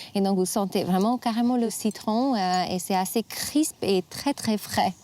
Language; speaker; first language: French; non-native, fluent; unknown